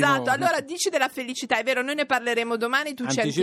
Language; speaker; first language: Italian; native; Italian